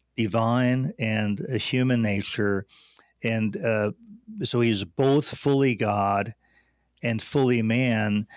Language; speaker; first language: English; non-native, fluent; German